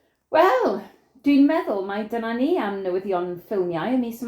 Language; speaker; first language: Welsh; non-native, fluent; English